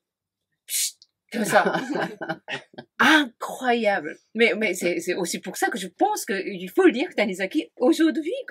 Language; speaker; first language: French; non-native, fluent; Japanese